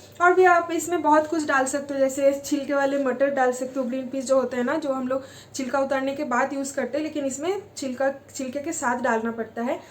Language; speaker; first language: Hindi; non-native, local second language; Bangla